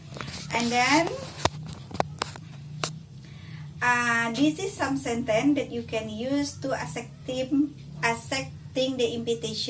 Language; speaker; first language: English; non-native, learner; Indonesian